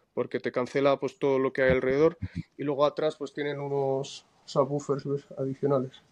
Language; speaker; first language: Spanish; non-native, fluent; Russian